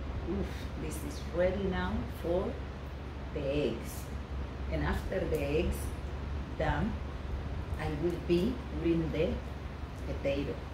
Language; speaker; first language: English; non-native, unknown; Spanish